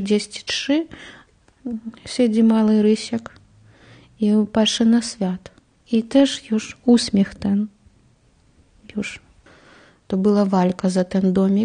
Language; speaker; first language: Polish; non-native, learner; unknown